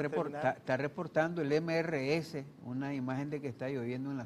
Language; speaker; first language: Spanish; native; Spanish